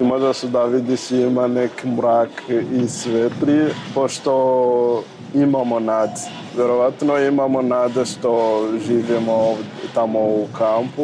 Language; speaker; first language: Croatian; non-native, learner; Rundi